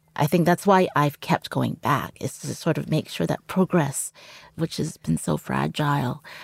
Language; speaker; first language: English; early bilingual, other home language; Cantonese